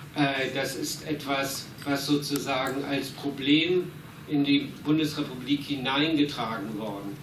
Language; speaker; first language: German; native; German